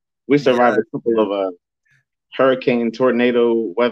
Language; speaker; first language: English; native; English